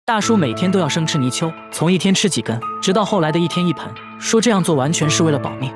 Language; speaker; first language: Chinese; native; Chinese